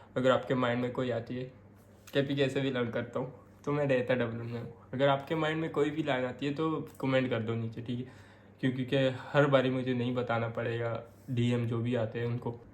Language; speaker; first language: Urdu; non-native, local second language; Pashto